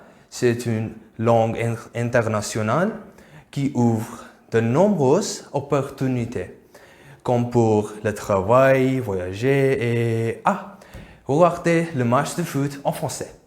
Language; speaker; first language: French; non-native, fluent; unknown